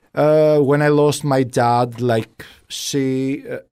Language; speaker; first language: English; non-native, fluent; Greek